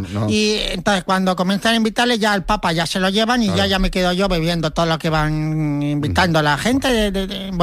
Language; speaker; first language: Spanish; native; Spanish